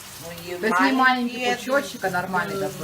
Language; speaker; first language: Russian; native; Russian